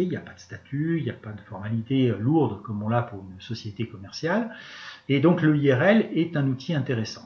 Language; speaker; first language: French; native; French